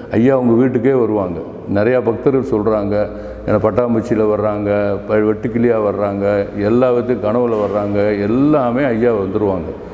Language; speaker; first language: Tamil; native; Tamil